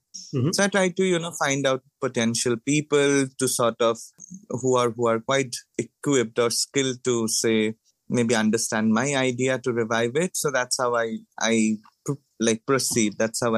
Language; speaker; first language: English; non-native, local second language; Bangla